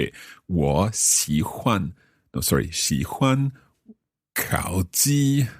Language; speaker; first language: Chinese; non-native, learner; English